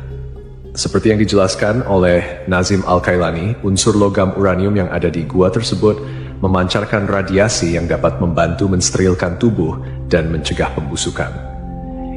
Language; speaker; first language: Indonesian; native; Indonesian